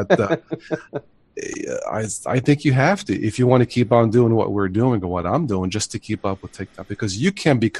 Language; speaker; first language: English; native; English